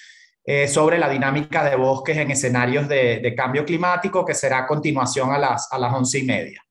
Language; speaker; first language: Spanish; native; Spanish